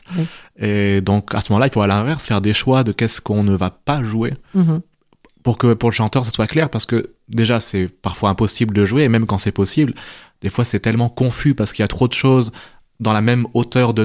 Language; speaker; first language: French; native; French